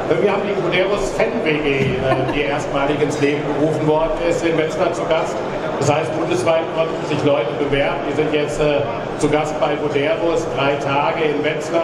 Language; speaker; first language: German; native; German